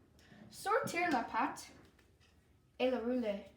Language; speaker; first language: French; non-native, learner; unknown